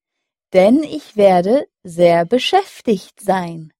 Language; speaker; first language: German; non-native, fluent; French